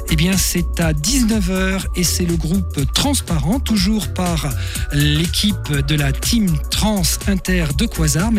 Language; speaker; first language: French; native; French